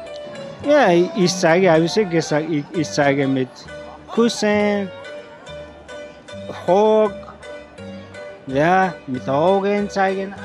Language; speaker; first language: German; non-native, learner; Nepali